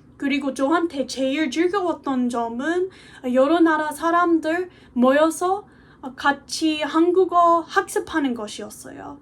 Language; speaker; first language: Korean; non-native, fluent; English